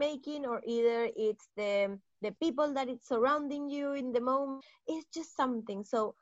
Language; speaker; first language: English; non-native, fluent; Spanish